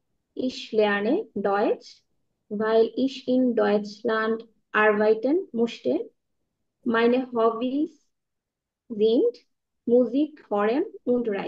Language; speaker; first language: German; non-native, learner; Bangla